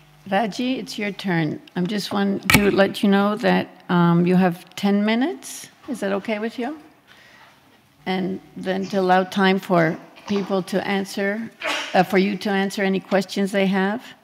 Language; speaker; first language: English; non-native, fluent; Spanish